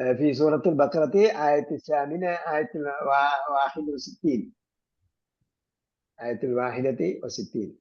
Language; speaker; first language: Arabic; non-native, fluent; Malayalam